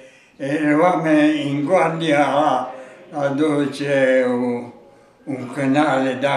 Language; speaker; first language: Italian; non-native, local second language; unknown